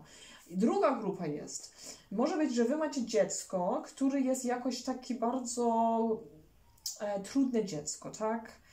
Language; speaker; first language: Polish; early bilingual, heritage; German